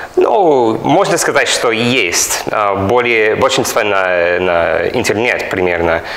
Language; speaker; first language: Russian; non-native, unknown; English